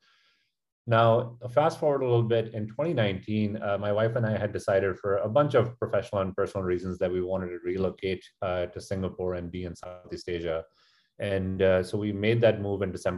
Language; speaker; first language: English; non-native, local second language; Urdu